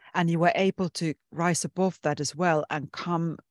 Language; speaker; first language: English; non-native, fluent; Finnish